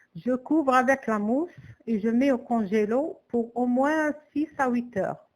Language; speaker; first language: French; non-native, local second language; Arabic